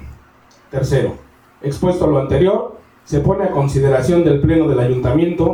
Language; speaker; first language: Spanish; native; Spanish